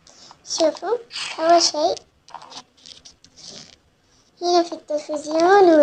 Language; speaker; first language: Arabic; native; Arabic